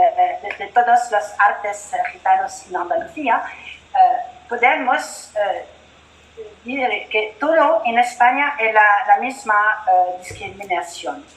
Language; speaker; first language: Spanish; non-native, learner; Italian